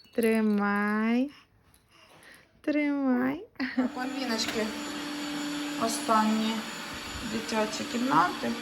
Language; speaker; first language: Ukrainian; native; Ukrainian